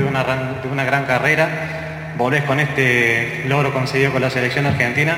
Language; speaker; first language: Spanish; native; Spanish